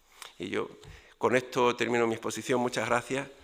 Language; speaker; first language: Spanish; native; Spanish